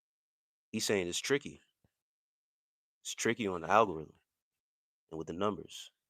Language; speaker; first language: English; native; English